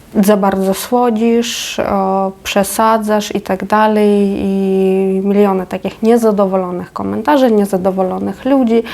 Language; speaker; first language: Polish; non-native, fluent; Ukrainian